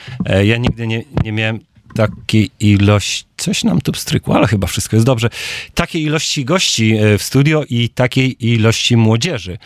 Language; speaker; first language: Polish; native; Polish